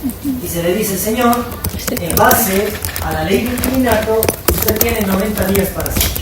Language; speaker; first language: Spanish; native; Spanish